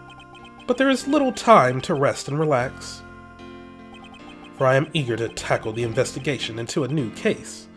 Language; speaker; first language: English; native; English